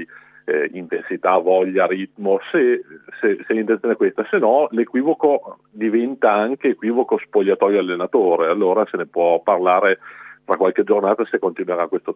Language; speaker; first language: Italian; native; Italian